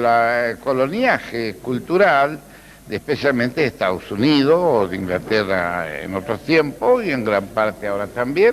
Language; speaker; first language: Spanish; native; Spanish